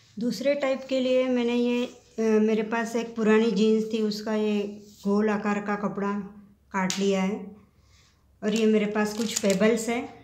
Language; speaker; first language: Hindi; non-native, local second language; Marathi